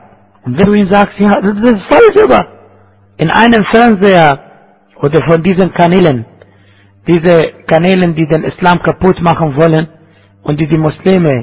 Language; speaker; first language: German; non-native, fluent; Arabic